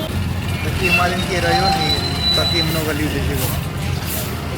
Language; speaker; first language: Russian; non-native, learner; Hindi